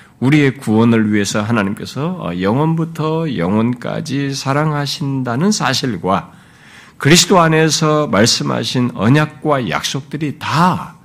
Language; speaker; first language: Korean; native; Korean